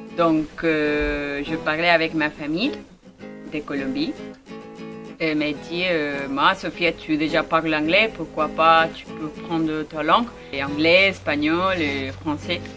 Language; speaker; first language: French; non-native, learner; Spanish